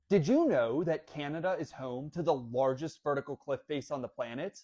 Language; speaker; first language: English; native; English